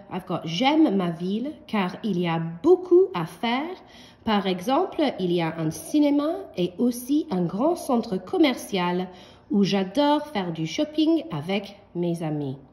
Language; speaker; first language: French; non-native, fluent; English